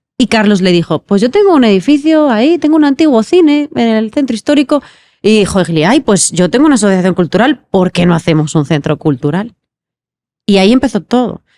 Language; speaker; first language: Spanish; native; Spanish